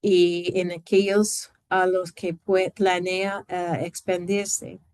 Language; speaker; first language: Spanish; non-native, fluent; English